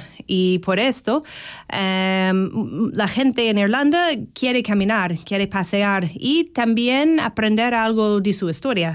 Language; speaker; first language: Spanish; non-native, fluent; English